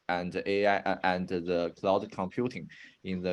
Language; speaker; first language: English; non-native, fluent; Chinese